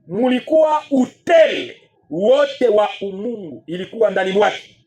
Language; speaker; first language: Swahili; native; Swahili